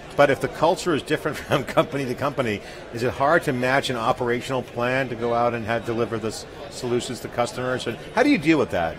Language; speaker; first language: English; native; English